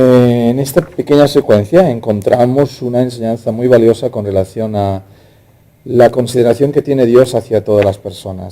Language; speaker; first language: Spanish; native; Spanish